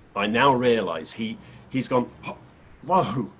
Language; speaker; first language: English; native; English